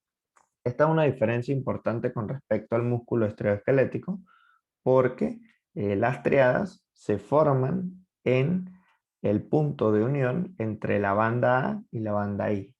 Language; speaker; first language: Spanish; native; Spanish